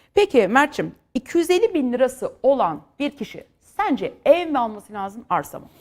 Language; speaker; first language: Turkish; native; Turkish